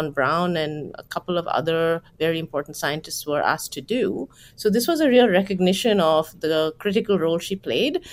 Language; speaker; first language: English; non-native, local second language; Bangla